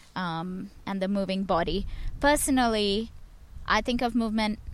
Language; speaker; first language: English; non-native, local second language; Tamil